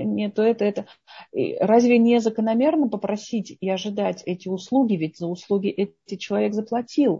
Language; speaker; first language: Russian; native; Russian